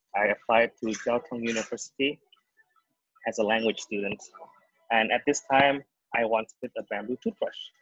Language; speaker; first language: English; non-native, fluent; Indonesian